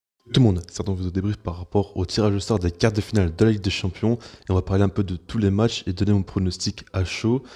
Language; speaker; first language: French; native; French